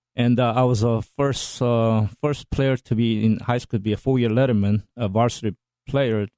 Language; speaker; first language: English; non-native, fluent; Korean